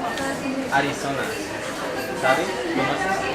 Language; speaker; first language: Spanish; non-native, learner; English